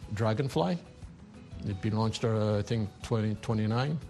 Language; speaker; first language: English; non-native, fluent; Amharic